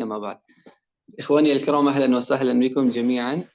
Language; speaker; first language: Arabic; non-native, fluent; Persian